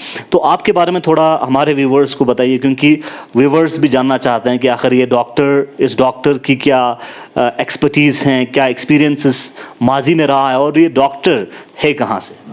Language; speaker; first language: Hindi; non-native, local second language; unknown